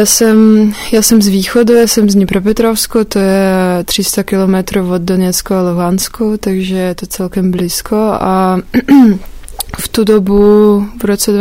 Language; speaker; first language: Czech; non-native, fluent; Russian